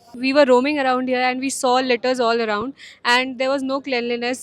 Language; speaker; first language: English; non-native, local second language; Hindi